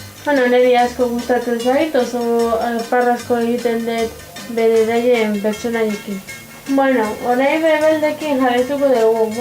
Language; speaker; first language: Basque; non-native, local second language; Spanish